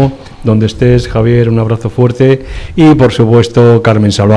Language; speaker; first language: Spanish; native; Spanish